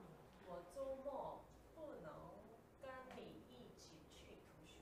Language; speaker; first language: Chinese; non-native, learner; Korean